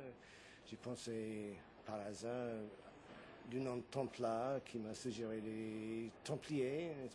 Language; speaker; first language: French; non-native, fluent; English